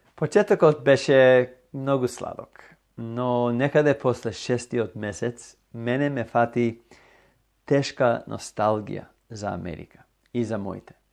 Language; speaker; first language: Macedonian; non-native, fluent; English